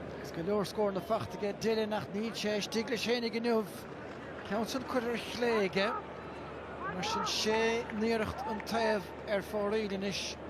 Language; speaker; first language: Irish; native; Irish